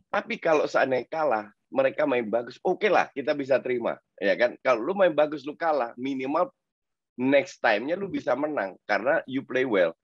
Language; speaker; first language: Indonesian; non-native, fluent; Dutch